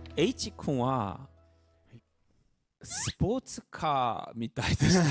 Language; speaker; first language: Japanese; non-native, learner; Korean